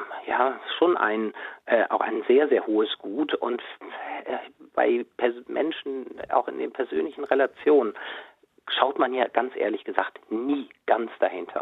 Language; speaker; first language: German; native; German